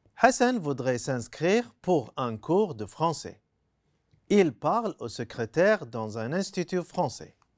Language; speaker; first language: French; non-native, fluent; Arabic